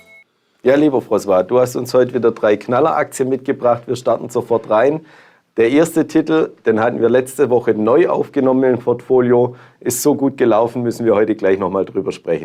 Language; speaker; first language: German; native; German